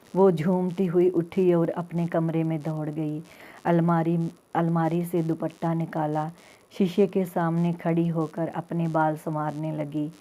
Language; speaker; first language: Hindi; non-native, local second language; Punjabi